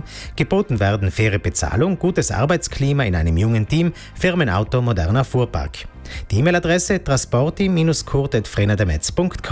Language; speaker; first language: German; native; German